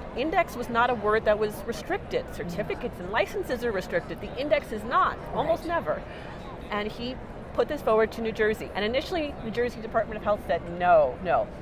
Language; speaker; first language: English; native; English